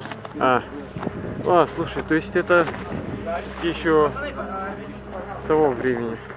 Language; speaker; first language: Russian; native; Russian